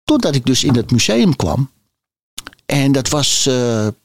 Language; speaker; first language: Dutch; native; Dutch